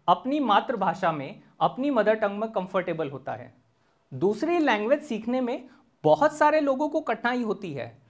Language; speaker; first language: Hindi; native; Hindi